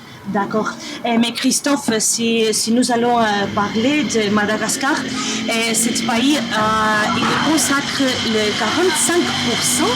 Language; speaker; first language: French; non-native, learner; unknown